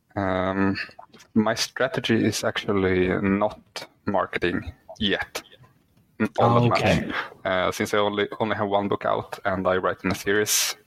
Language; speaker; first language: English; non-native, fluent; Swedish